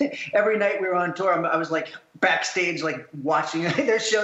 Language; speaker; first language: English; native; English